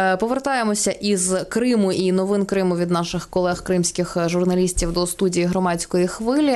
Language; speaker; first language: Ukrainian; native; Ukrainian